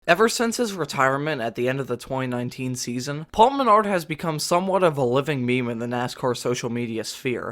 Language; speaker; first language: English; native; English